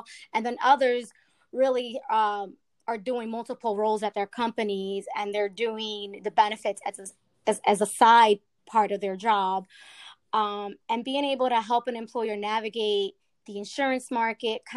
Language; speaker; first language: English; native; English